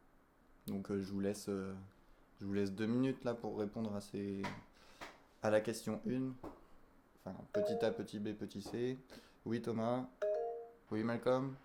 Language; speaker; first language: French; native; French